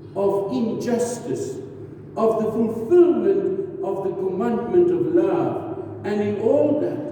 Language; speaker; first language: English; non-native, local second language; Afrikaans